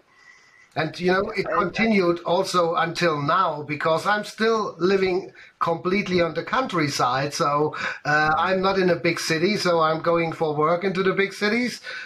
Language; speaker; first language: English; non-native, fluent; German